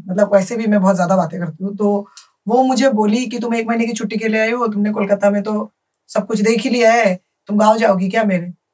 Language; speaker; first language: Hindi; non-native, local second language; Bangla